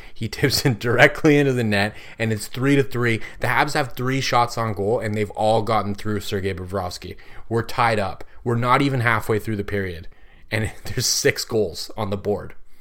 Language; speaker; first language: English; native; English